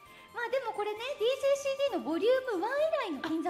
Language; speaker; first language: Japanese; native; Japanese